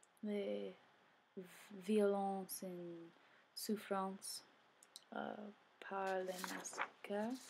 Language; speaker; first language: French; non-native, learner; English